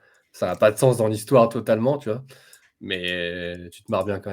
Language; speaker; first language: French; native; French